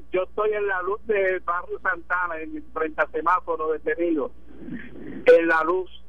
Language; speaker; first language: Spanish; native; Spanish